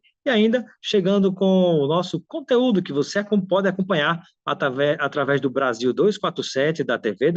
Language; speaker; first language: Portuguese; native; Portuguese